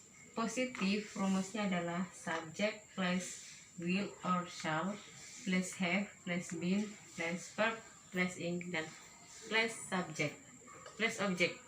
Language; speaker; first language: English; non-native, learner; Indonesian